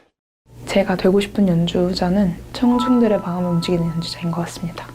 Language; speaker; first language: Korean; native; Korean